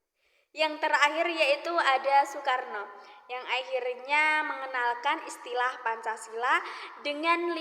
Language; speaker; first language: Indonesian; native; Indonesian